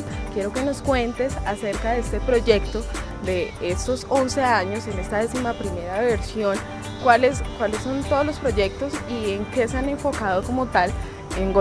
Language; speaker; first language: Spanish; native; Spanish